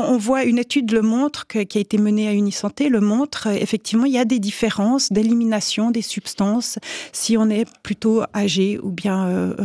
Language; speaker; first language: French; native; French